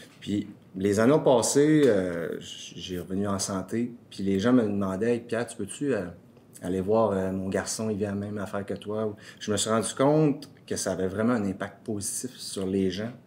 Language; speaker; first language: French; native; French